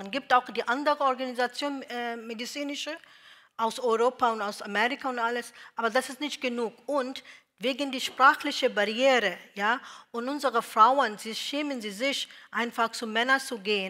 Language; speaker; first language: German; non-native, learner; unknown